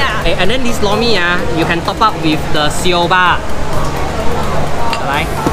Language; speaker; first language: English; non-native, local second language; Min Nan Chinese